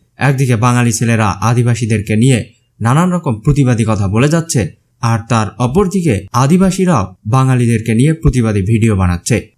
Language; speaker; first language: Bangla; native; Bangla